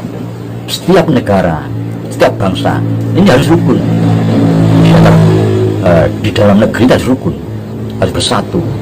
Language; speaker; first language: Indonesian; native; Indonesian